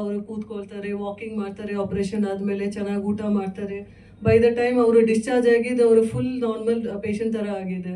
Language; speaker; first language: Kannada; non-native, fluent; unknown